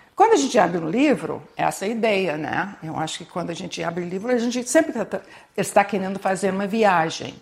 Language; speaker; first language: Portuguese; non-native, fluent; English